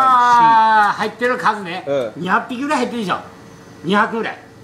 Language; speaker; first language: Japanese; native; Japanese